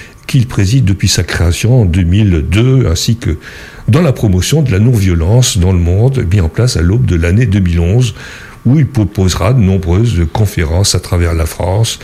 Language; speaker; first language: French; native; French